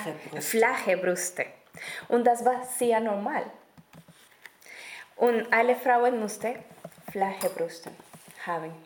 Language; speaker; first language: German; non-native, learner; Spanish